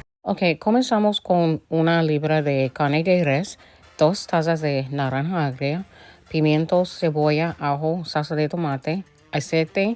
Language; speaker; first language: Spanish; early bilingual, heritage; English